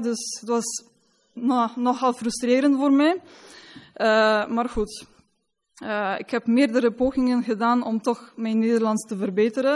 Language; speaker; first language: Dutch; non-native, fluent; Polish